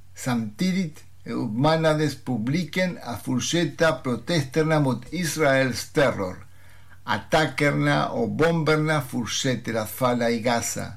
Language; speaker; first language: Swedish; non-native, fluent; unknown